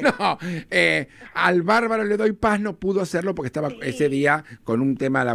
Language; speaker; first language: Spanish; native; Spanish